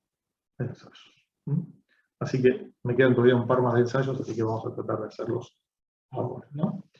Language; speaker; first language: Spanish; native; Spanish